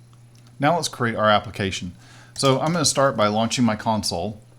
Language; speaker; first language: English; native; English